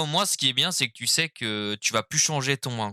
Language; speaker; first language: French; native; French